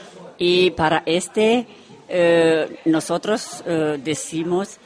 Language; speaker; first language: Spanish; non-native, learner; Romanian